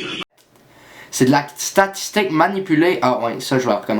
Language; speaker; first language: French; native; French